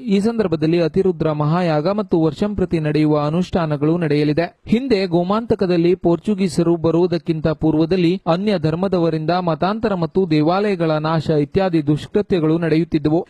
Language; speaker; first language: Kannada; native; Kannada